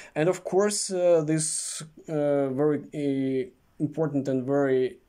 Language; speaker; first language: English; non-native, fluent; Russian